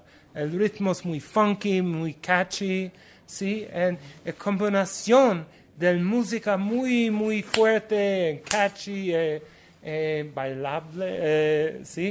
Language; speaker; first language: Spanish; non-native, learner; English